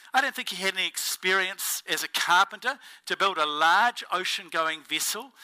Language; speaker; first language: English; native; English